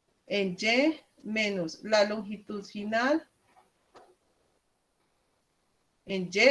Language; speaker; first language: Spanish; native; Spanish